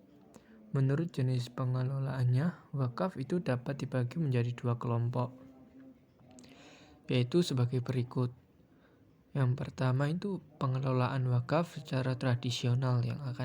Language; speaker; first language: Indonesian; native; Indonesian